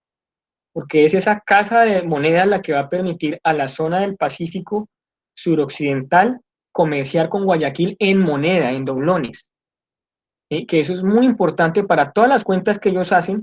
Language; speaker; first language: Spanish; native; Spanish